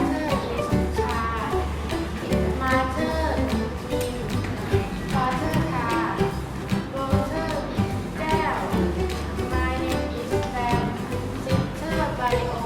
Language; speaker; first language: English; non-native, learner; Thai